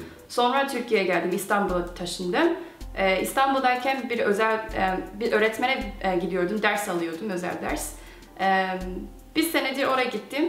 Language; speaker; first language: Turkish; non-native, fluent; Korean